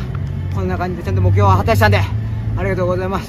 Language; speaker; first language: Japanese; native; Japanese